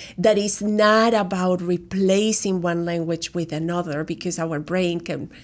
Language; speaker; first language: English; non-native, fluent; Spanish